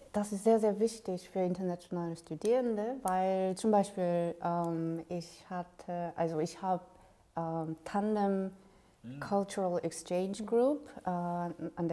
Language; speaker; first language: German; non-native, fluent; Korean